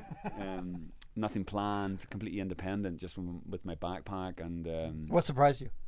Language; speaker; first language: English; native; English